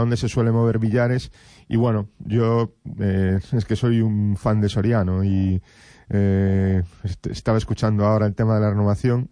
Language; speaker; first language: Spanish; native; Spanish